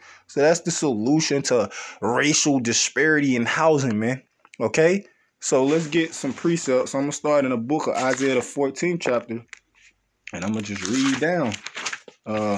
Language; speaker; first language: English; native; English